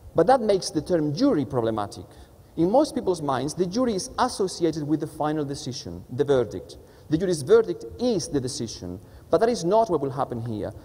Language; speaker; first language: English; non-native, fluent; Spanish